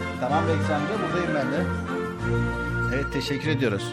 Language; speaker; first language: Turkish; native; Turkish